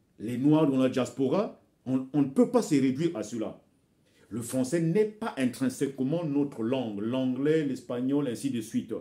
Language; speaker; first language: French; non-native, local second language; Bembe